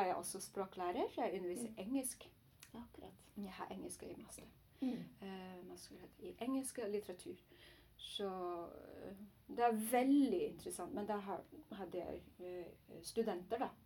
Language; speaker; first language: Norwegian; non-native, learner; Chinese